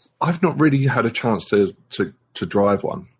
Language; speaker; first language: English; native; English